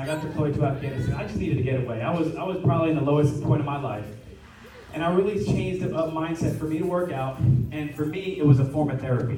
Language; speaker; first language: English; native; English